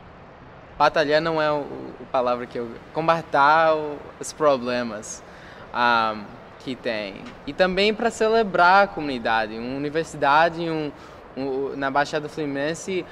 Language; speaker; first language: Portuguese; non-native, fluent; English